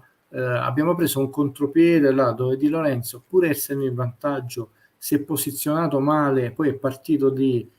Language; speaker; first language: Italian; native; Italian